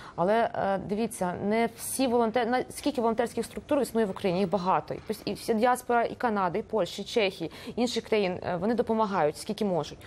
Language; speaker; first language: Ukrainian; native; Ukrainian